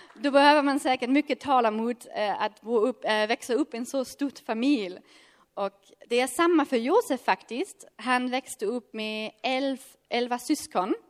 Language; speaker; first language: Swedish; non-native, fluent; German